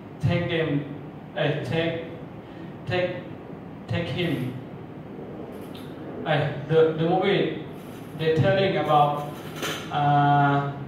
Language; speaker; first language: English; non-native, learner; Thai